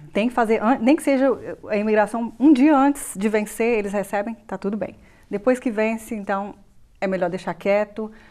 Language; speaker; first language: Portuguese; native; Portuguese